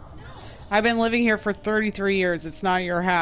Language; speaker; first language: English; native; English